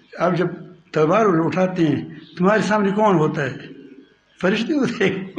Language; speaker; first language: Urdu; non-native, local second language; Pashto